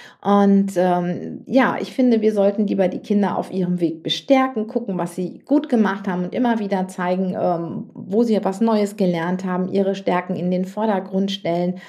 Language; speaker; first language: German; native; German